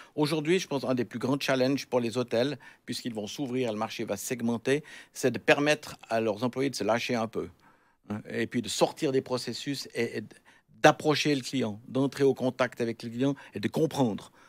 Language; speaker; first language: French; native; French